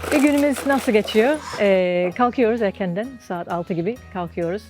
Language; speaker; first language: Turkish; non-native, fluent; English